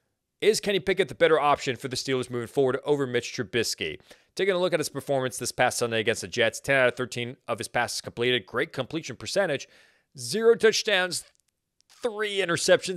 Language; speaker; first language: English; native; English